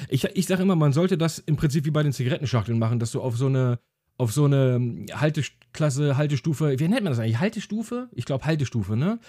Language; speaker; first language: German; early bilingual, other home language; Hungarian